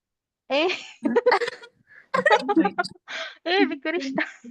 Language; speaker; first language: Japanese; non-native, fluent; Filipino